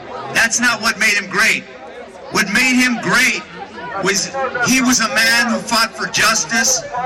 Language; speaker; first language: English; early bilingual, other home language; Spanish